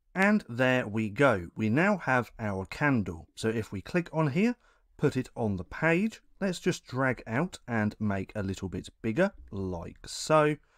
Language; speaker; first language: English; native; English